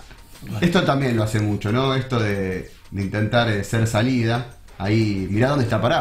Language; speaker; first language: Spanish; native; Spanish